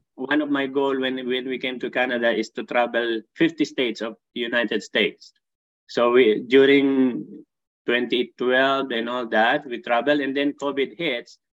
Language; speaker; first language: English; non-native, local second language; Filipino